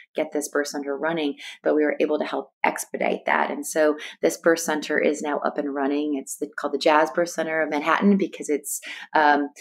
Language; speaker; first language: English; native; English